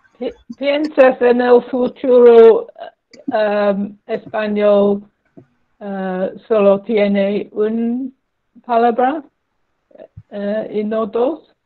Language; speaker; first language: Spanish; non-native, learner; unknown